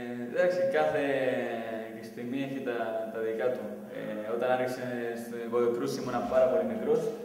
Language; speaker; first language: Greek; non-native, fluent; Spanish